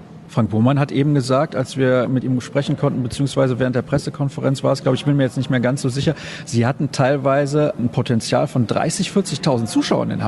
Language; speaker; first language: German; native; German